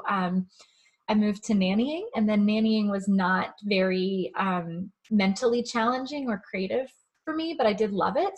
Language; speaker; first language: English; native; English